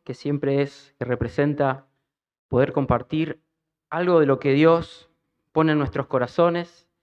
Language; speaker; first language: Spanish; native; Spanish